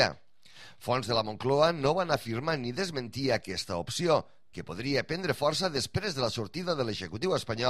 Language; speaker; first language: Catalan; native; Catalan